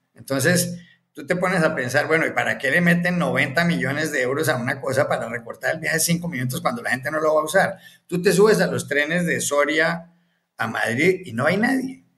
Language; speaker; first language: Spanish; native; Spanish